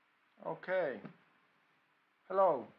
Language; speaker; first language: English; native; English